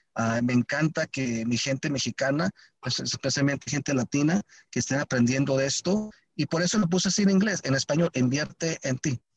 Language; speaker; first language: Spanish; early bilingual, heritage; Spanish